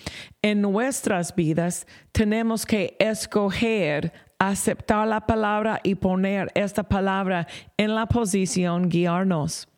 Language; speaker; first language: Spanish; non-native, fluent; English